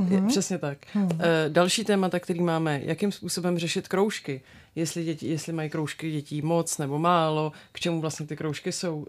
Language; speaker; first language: Czech; native; Czech